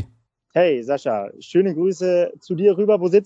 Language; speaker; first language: German; native; German